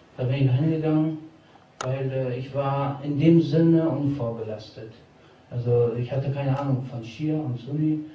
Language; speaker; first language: German; early bilingual, other home language; Albanian